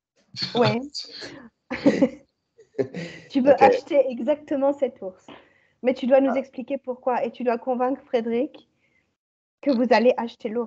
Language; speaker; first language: French; native; French